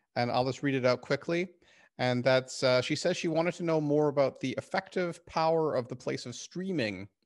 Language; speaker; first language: English; native; English